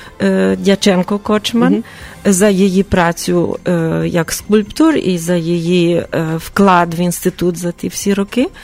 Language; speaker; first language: Ukrainian; early bilingual, heritage; Ukrainian